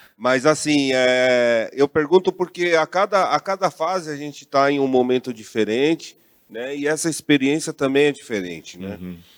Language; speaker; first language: Portuguese; native; Portuguese